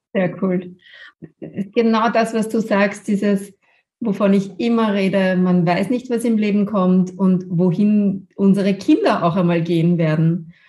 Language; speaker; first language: German; native; German